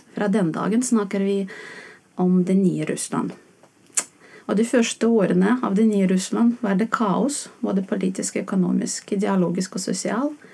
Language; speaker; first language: Norwegian; non-native, fluent; Russian